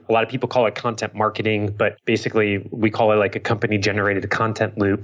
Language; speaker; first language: English; native; English